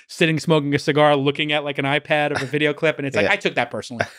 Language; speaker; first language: English; native; English